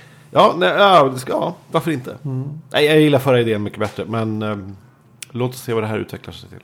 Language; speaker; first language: Swedish; native; Swedish